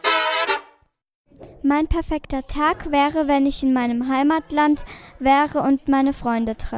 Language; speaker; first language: German; early bilingual, other home language; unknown